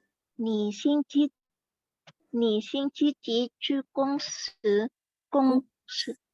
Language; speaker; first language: Chinese; non-native, learner; Indonesian